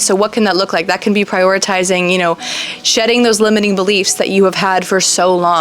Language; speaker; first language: English; native; English